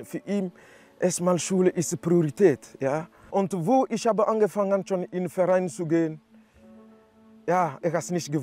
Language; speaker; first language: German; non-native, learner; French